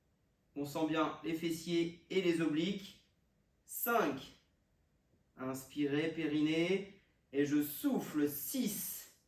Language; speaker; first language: French; native; French